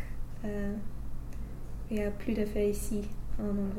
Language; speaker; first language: French; non-native, fluent; English